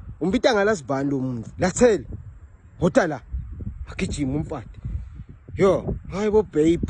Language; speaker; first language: Zulu; non-native, local second language; Swati